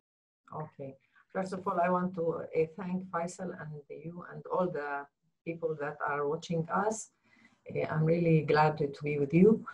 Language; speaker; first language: English; non-native, learner; Arabic